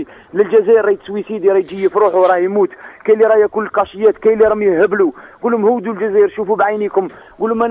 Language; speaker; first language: Arabic; native; Arabic